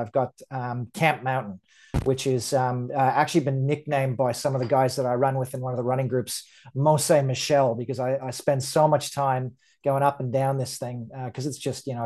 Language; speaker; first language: English; native; English